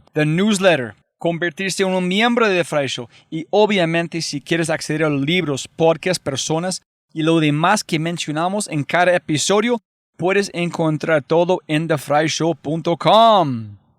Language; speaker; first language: Spanish; non-native, fluent; English